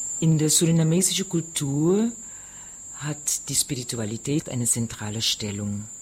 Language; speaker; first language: German; non-native, fluent; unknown